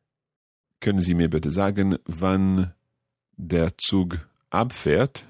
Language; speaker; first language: German; non-native, learner; English